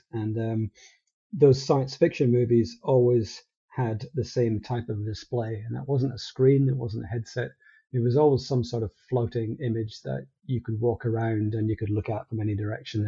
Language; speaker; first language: English; native; English